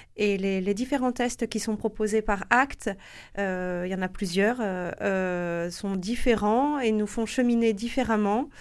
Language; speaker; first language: French; native; French